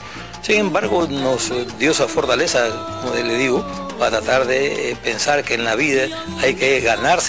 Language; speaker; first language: Spanish; native; Spanish